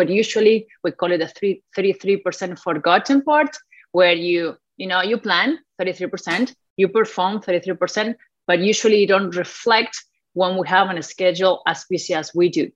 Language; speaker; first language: English; non-native, fluent; Spanish